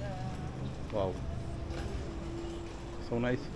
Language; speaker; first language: English; non-native, learner; Persian